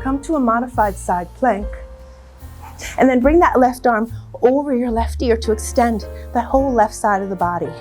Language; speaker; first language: English; native; English